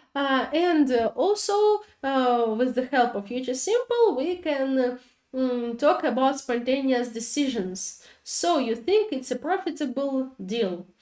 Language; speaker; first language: English; non-native, fluent; Ukrainian